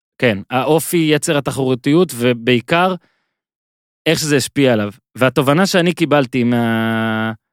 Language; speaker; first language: Hebrew; native; Hebrew